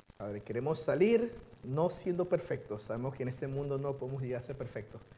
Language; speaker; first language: Spanish; early bilingual, other home language; Chinese